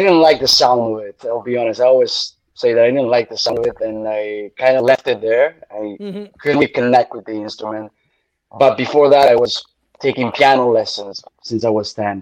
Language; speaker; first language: English; non-native, fluent; Italian